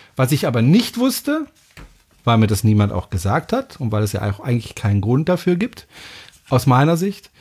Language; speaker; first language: German; non-native, fluent; French